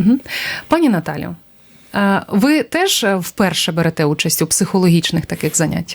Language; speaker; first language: Ukrainian; native; Ukrainian